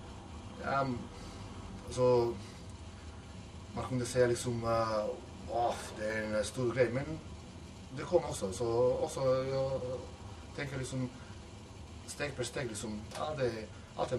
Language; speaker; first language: Swedish; non-native, fluent; Macedonian